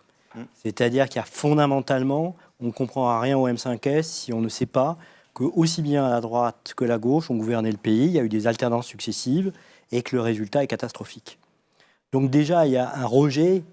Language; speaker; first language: French; native; French